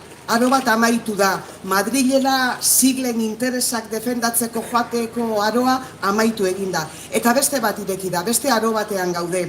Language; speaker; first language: Basque; native; Basque